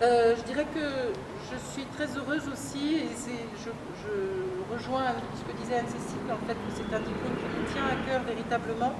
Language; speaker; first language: French; native; French